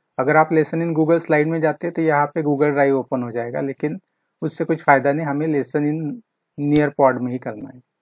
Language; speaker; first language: Hindi; non-native, local second language; Marathi